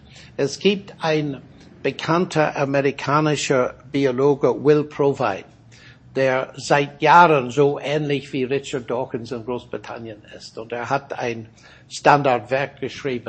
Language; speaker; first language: German; non-native, fluent; English